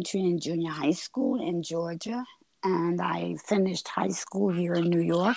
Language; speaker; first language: English; native; English